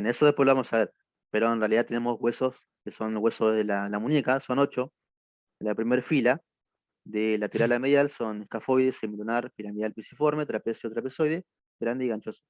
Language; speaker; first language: Spanish; native; Spanish